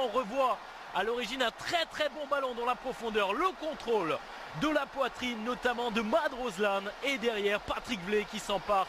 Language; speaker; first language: French; native; French